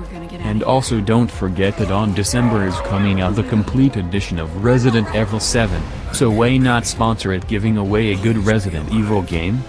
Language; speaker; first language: English; non-native, fluent; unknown